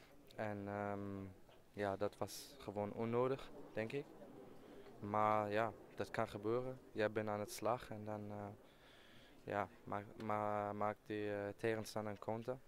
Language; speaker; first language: Dutch; non-native, fluent; German